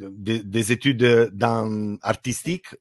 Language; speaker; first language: French; non-native, learner; Italian